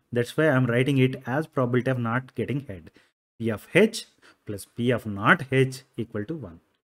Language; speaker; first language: English; non-native, local second language; Telugu